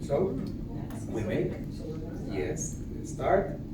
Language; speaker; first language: English; non-native, learner; Spanish